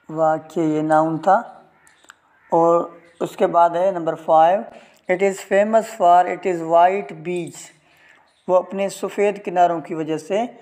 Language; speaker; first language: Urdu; non-native, local second language; Sindhi